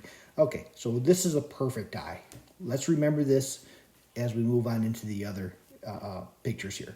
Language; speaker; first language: English; native; English